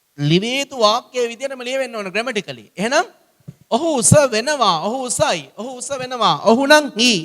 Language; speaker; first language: Sinhala; native; Sinhala